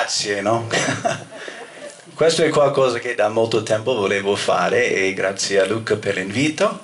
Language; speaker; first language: Italian; non-native, fluent; English